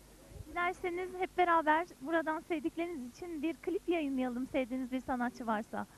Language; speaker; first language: Turkish; native; Turkish